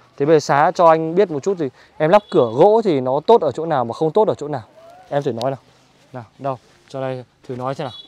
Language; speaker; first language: Vietnamese; native; Vietnamese